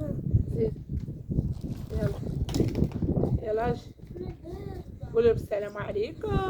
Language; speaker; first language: Arabic; native; Arabic